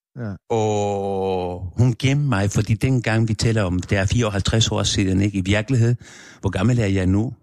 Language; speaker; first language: Danish; non-native, fluent; Spanish